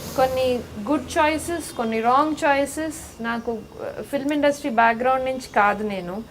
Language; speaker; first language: Telugu; native; Telugu